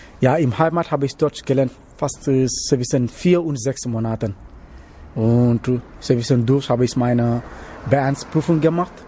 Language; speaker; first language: German; non-native, learner; Wolof